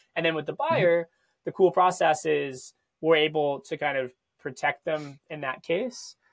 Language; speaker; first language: English; native; English